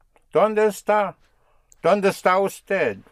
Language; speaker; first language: Spanish; non-native, fluent; English